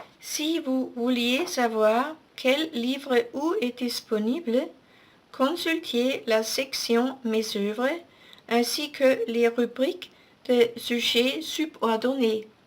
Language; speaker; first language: French; non-native, fluent; German